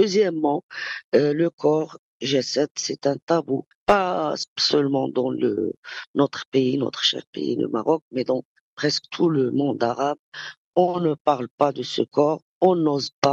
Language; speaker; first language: French; non-native, local second language; Arabic